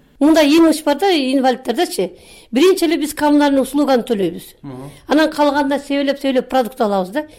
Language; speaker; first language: Kyrgyz; native; Kyrgyz